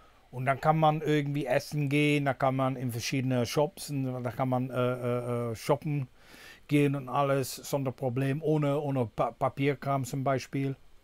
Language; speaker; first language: German; non-native, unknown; English